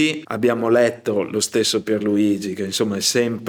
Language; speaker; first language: Italian; native; Italian